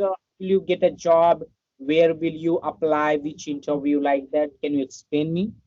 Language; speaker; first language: English; non-native, learner; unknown